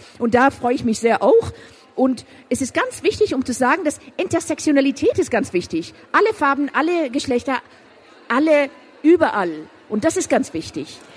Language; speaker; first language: German; non-native, fluent; Persian